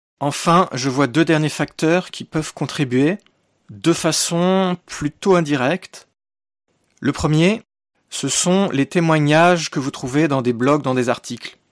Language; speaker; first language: French; native; French